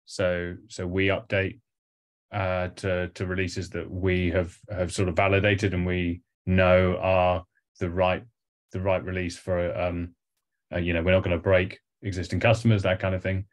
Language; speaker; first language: English; native; English